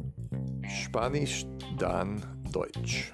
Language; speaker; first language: German; non-native, learner; Spanish